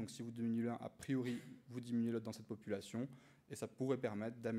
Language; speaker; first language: French; native; French